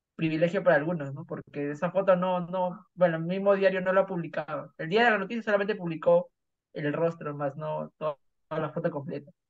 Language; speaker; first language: Spanish; native; Spanish